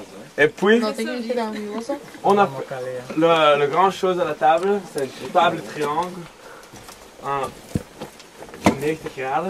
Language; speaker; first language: French; non-native, local second language; Dutch